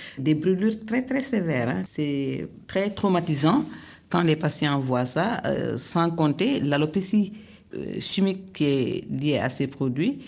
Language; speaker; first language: French; non-native, local second language; Wolof